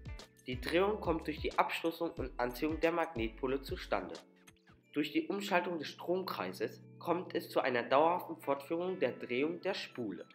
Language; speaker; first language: German; native; German